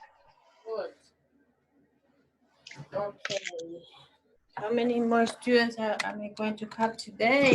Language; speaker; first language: English; non-native, fluent; Spanish